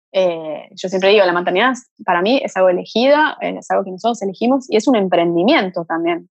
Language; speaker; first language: Spanish; early bilingual, other home language; Portuguese